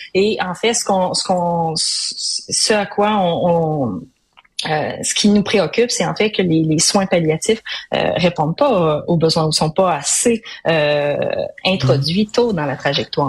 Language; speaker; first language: French; native; French